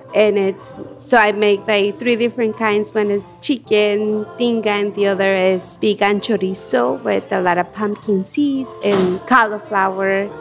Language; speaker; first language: English; non-native, fluent; Spanish